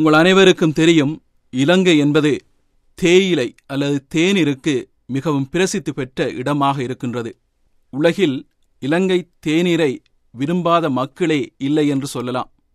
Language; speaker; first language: Tamil; native; Tamil